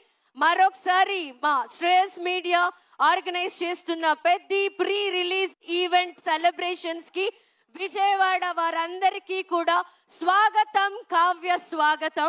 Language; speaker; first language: Telugu; native; Telugu